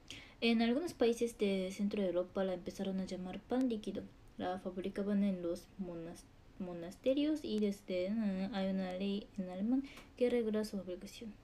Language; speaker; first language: Spanish; non-native, learner; Japanese